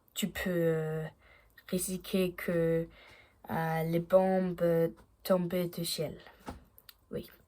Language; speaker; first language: French; non-native, learner; Danish